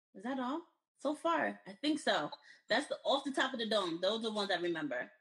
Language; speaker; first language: English; native; English